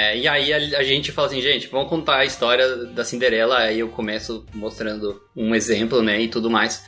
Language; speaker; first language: Portuguese; non-native, fluent; Spanish